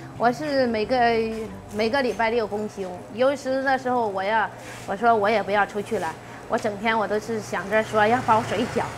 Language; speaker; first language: Chinese; native; Chinese